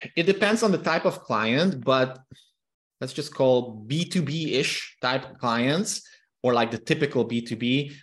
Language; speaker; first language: English; non-native, fluent; Hungarian